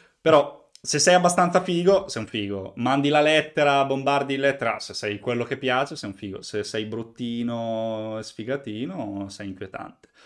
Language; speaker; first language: Italian; native; Italian